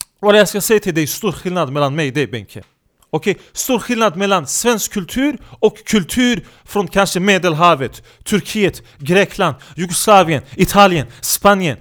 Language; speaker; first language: Swedish; early bilingual, other home language; Turkish